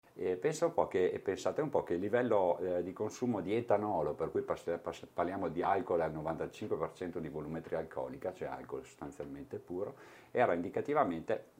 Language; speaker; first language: Italian; native; Italian